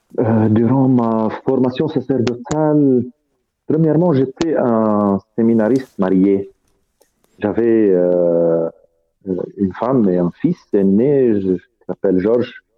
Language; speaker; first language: French; non-native, fluent; Arabic